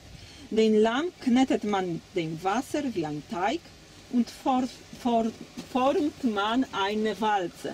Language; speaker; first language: German; non-native, learner; Polish